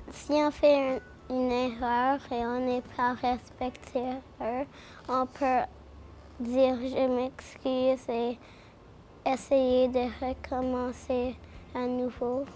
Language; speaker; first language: French; non-native, local second language; English